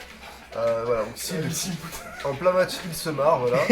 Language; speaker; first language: French; native; French